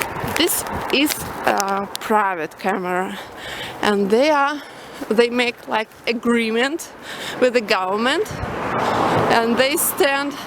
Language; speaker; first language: English; non-native, local second language; Russian